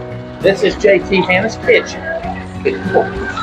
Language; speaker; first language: English; native; English